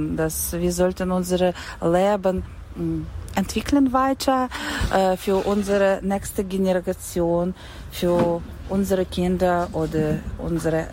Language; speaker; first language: German; non-native, learner; Ukrainian